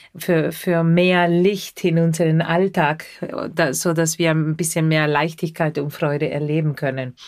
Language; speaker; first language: German; non-native, fluent; Spanish